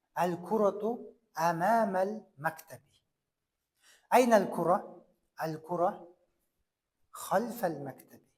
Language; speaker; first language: Arabic; non-native, fluent; Kyrgyz